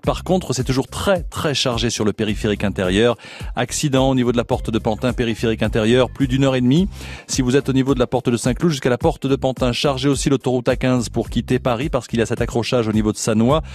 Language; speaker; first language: French; native; French